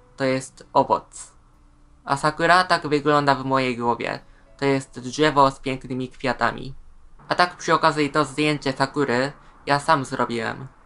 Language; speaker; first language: Polish; non-native, fluent; Japanese